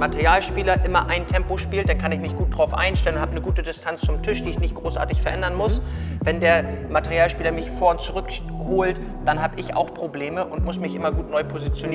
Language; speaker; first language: German; native; German